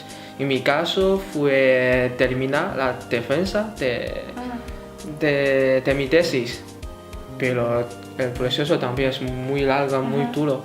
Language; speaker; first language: Spanish; non-native, fluent; Chinese